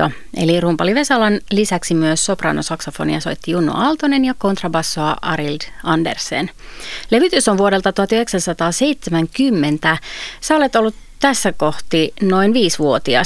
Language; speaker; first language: Finnish; native; Finnish